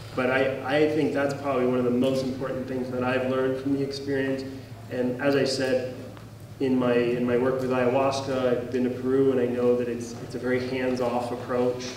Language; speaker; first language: English; native; English